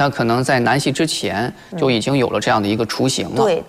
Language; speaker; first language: Chinese; native; Chinese